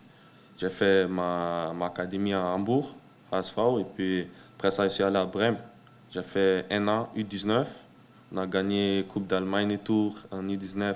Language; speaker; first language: French; early bilingual, heritage; French